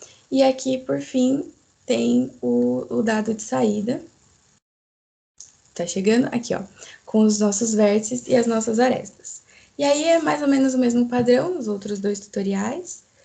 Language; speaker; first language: Portuguese; native; Portuguese